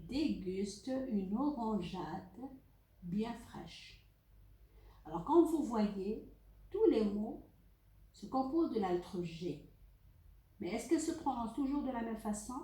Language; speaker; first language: French; non-native, local second language; Arabic